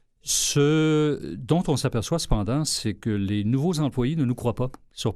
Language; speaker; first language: French; native; French